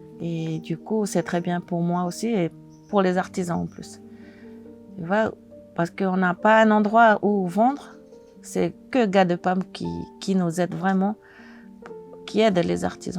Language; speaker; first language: French; non-native, local second language; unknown